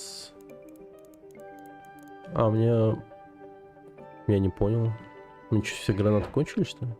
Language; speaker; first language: Russian; native; Russian